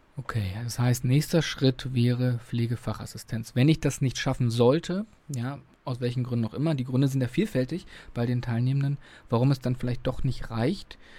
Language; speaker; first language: German; native; German